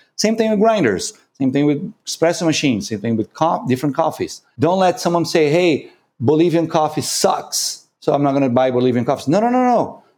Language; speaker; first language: English; non-native, fluent; Portuguese